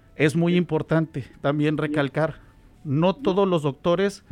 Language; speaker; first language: Spanish; native; Spanish